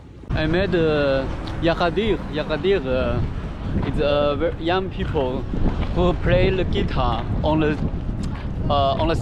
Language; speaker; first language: English; non-native, learner; Chinese